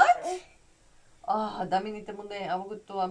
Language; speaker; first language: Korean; non-native, learner; Bulgarian